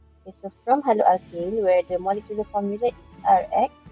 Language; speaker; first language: English; non-native, local second language; Malay